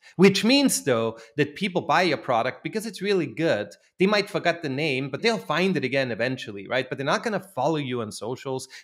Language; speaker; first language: English; non-native, fluent; German